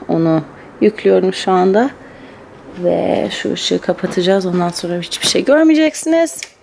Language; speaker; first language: Turkish; early bilingual, heritage; Turkish